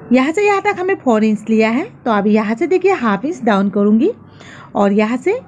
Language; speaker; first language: Hindi; non-native, local second language; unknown